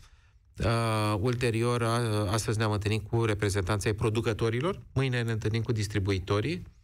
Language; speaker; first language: Romanian; native; Romanian